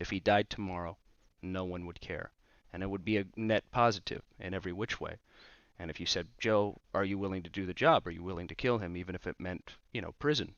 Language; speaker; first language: English; native; English